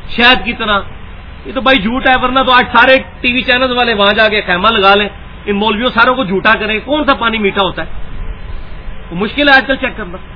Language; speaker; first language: Urdu; non-native, local second language; Punjabi